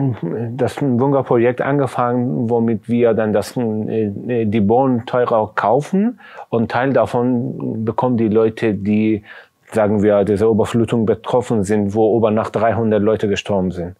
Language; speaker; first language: German; non-native, fluent; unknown